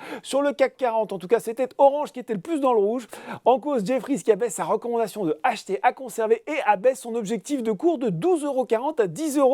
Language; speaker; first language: French; native; French